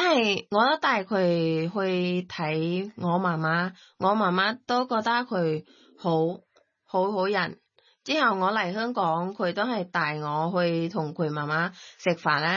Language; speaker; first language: Cantonese; non-native, learner; Thai